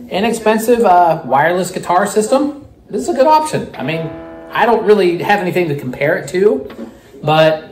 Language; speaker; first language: English; native; English